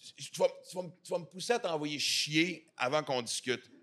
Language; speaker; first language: French; native; French